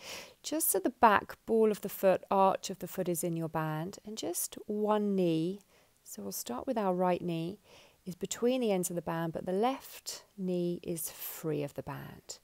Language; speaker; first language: English; native; English